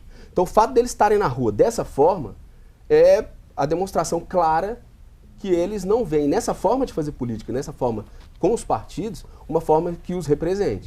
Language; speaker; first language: Portuguese; native; Portuguese